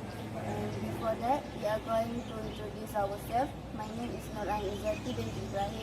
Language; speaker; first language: English; non-native, local second language; Malay